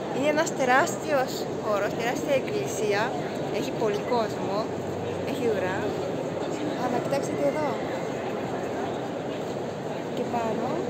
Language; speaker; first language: Greek; non-native, fluent; Japanese